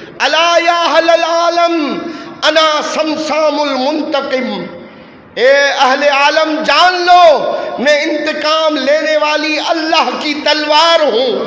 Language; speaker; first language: Urdu; non-native, local second language; Sindhi